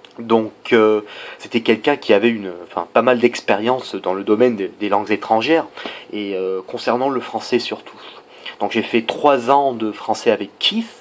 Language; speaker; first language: French; non-native, fluent; English